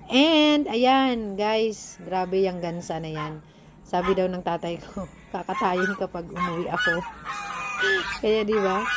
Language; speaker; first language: Filipino; non-native, local second language; Bikol